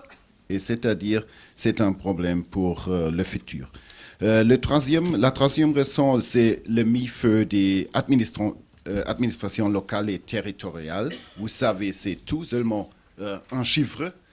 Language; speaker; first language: French; non-native, learner; German